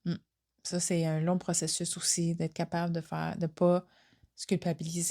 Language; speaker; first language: French; native; French